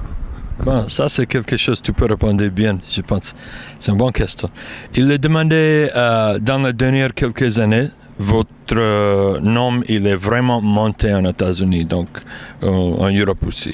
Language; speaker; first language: French; non-native, learner; English